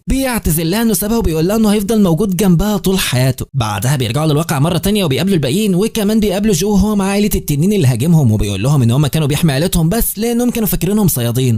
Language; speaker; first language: Arabic; native; Arabic